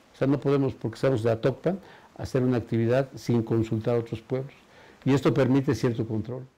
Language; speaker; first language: Spanish; native; Spanish